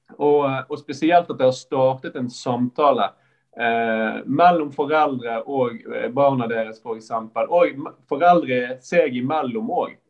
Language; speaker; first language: Norwegian; native; Norwegian